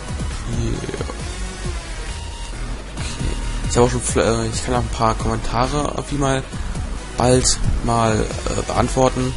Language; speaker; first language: German; native; German